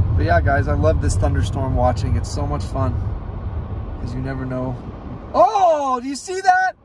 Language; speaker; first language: English; native; English